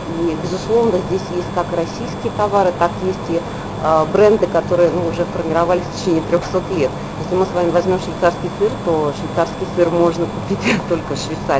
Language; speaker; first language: Russian; native; Russian